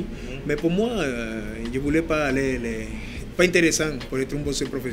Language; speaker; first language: French; non-native, learner; Spanish